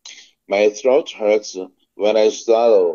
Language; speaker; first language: English; non-native, learner; Korean